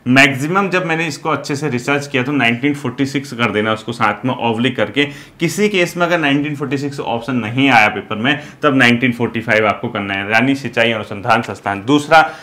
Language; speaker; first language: Hindi; native; Hindi